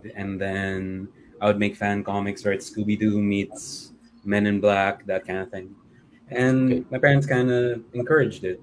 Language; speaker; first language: English; non-native, local second language; Filipino